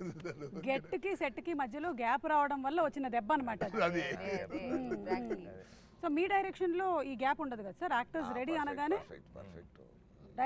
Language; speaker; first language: Telugu; native; Telugu